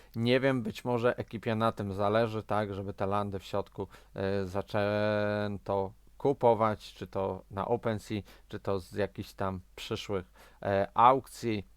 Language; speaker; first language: Polish; native; Polish